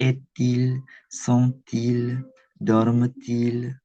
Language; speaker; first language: French; non-native, fluent; Indonesian